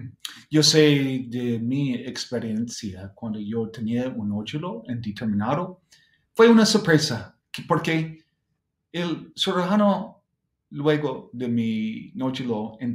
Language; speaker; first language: Spanish; non-native, fluent; English